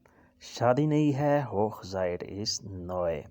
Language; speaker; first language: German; non-native, learner; Urdu